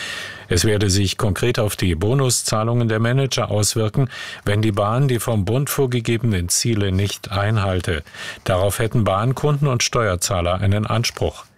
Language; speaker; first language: German; native; German